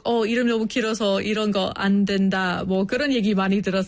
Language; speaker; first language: Korean; non-native, fluent; English